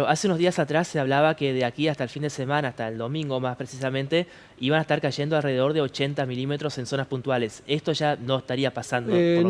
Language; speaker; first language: Spanish; native; Spanish